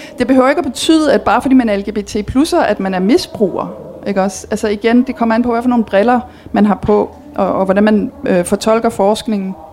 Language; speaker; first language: Danish; early bilingual, heritage; Danish